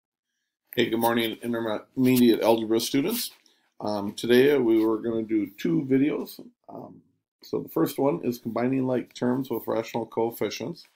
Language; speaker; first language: English; native; English